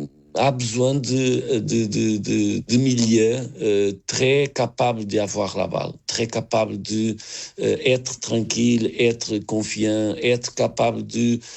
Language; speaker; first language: French; non-native, learner; Portuguese